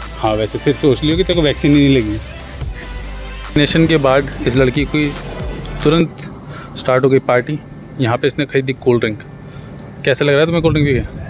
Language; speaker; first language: Hindi; native; Hindi